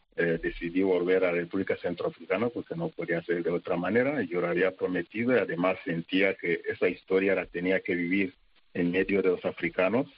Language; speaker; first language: Spanish; non-native, fluent; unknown